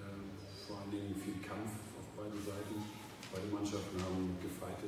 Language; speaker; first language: German; native; German